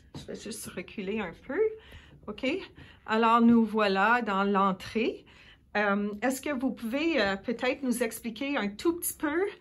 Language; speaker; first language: French; native; French